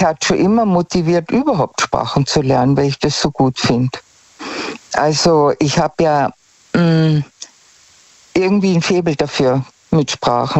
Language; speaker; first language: German; native; German